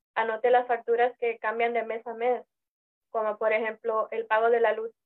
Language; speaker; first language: Spanish; early bilingual, heritage; Spanish